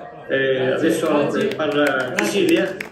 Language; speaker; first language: Italian; early bilingual, heritage; Spanish